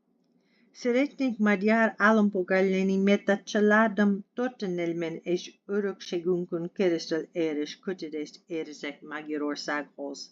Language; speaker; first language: Hungarian; non-native, learner; English